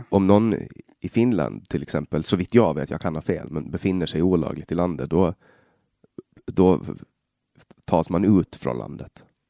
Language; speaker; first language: Swedish; native; Swedish